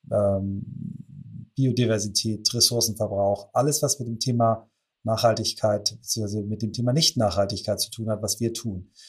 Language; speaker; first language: German; native; German